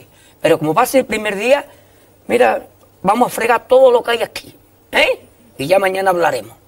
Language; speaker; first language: Spanish; native; Spanish